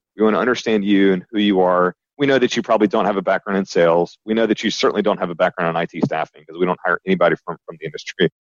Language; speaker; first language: English; native; English